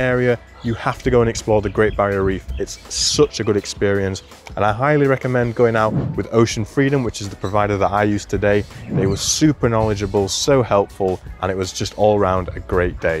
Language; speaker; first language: English; native; English